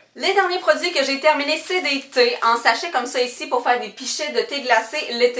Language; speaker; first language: French; native; French